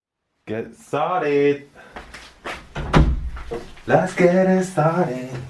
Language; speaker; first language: English; non-native, learner; Korean